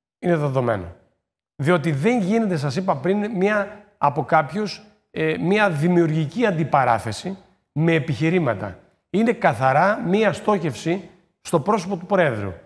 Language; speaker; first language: Greek; native; Greek